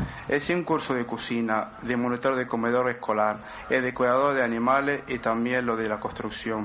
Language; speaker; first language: Spanish; non-native, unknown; Arabic